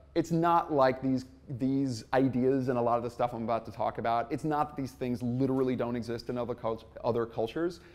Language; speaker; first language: English; native; English